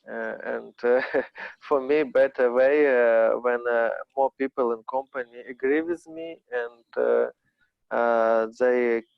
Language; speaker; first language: English; non-native, learner; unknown